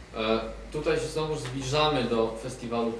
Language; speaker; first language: Polish; native; Polish